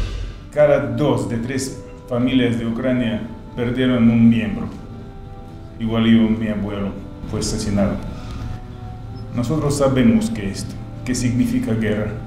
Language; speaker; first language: Spanish; non-native, fluent; Ukrainian